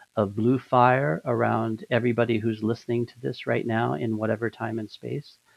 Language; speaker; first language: English; native; English